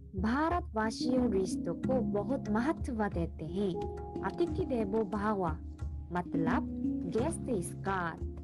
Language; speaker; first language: Hindi; non-native, learner; Korean